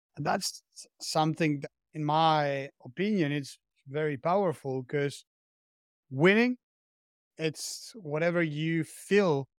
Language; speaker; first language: English; non-native, fluent; Spanish